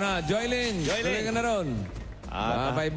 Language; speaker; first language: Filipino; native; Filipino